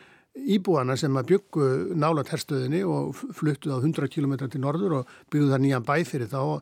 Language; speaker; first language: Icelandic; native; Icelandic